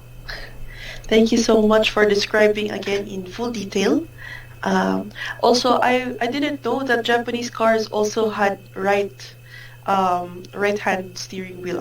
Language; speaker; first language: English; non-native, fluent; Filipino